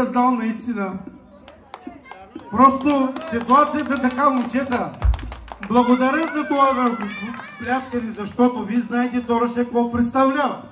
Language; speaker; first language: Bulgarian; non-native, local second language; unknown